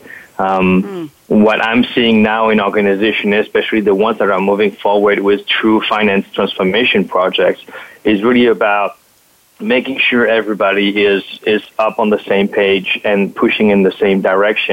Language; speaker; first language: English; non-native, fluent; French